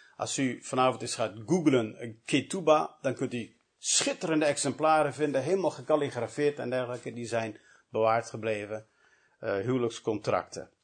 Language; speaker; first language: Dutch; early bilingual, other home language; English